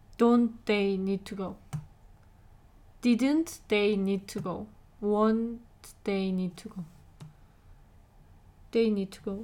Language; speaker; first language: English; non-native, learner; Korean